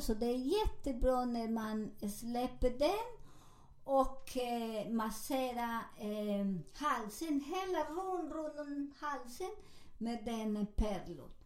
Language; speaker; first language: Swedish; non-native, learner; Spanish